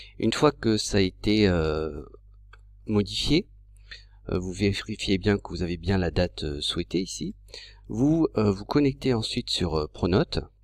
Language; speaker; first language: French; native; French